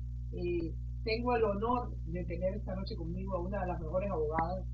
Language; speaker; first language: Spanish; native; Spanish